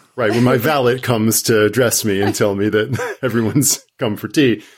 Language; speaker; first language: English; native; English